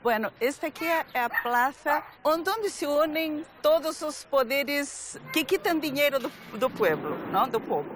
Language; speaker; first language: Portuguese; early bilingual, other home language; Galician